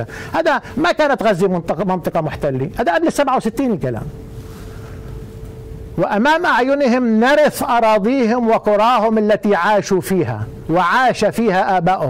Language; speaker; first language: Arabic; native; Arabic